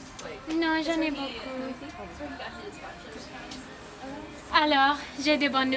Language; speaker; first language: French; non-native, learner; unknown